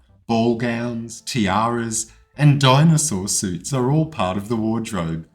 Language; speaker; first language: English; native; English